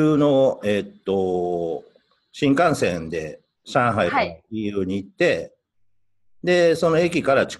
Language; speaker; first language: Japanese; native; Japanese